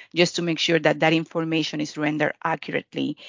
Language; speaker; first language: English; non-native, fluent; Spanish